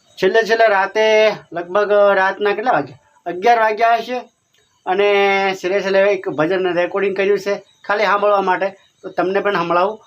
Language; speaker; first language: Gujarati; non-native, local second language; Rathawi